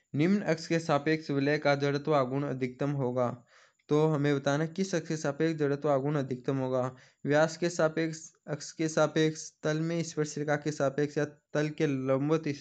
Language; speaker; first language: Hindi; native; Hindi